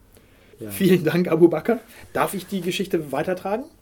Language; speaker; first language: German; native; German